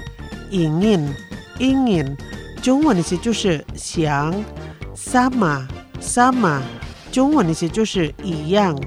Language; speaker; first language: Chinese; non-native, fluent; Indonesian